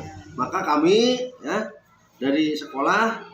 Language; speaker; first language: Indonesian; native; Indonesian